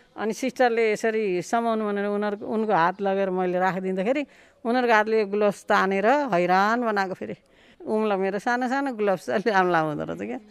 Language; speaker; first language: Nepali; native; Nepali